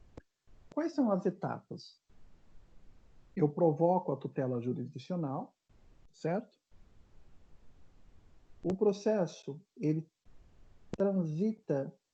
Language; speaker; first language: Portuguese; native; Portuguese